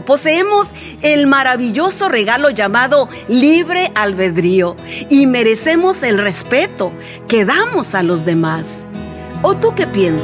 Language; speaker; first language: Spanish; native; Spanish